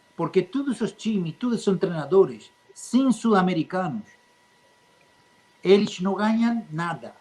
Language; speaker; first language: Portuguese; non-native, fluent; Spanish